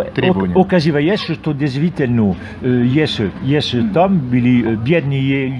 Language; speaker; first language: Russian; non-native, fluent; French